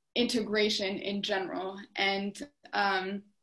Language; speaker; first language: English; native; English